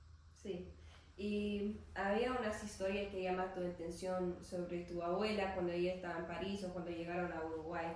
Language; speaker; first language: Spanish; non-native, learner; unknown